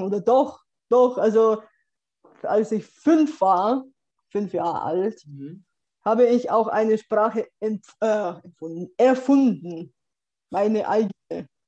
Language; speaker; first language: German; non-native, fluent; Bulgarian